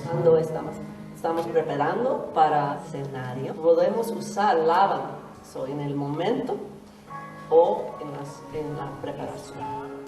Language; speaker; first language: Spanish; non-native, learner; English